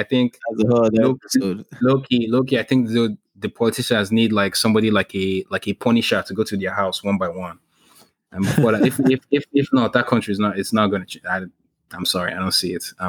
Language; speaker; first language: English; non-native, local second language; Igbo